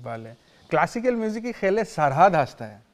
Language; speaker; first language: Persian; non-native, learner; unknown